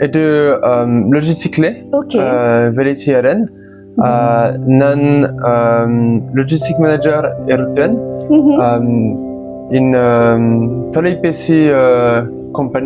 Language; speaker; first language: Tamil; non-native, learner; French